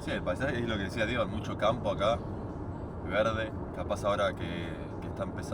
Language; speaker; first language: Spanish; native; Spanish